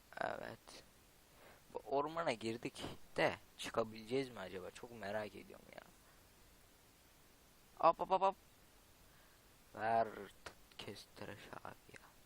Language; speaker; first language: Turkish; native; Turkish